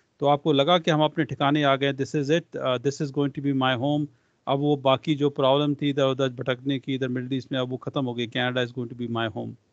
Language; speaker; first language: Hindi; non-native, local second language; Punjabi